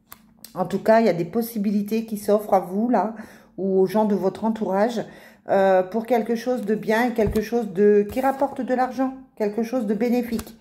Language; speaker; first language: French; native; French